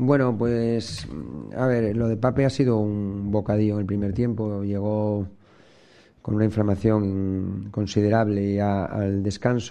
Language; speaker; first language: Spanish; native; Spanish